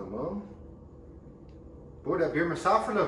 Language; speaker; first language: Turkish; non-native, learner; English